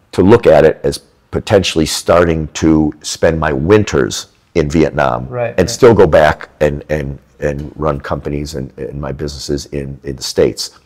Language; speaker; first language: English; native; English